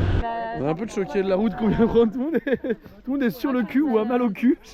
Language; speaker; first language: French; native; French